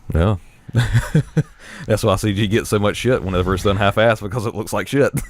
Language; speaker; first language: English; native; English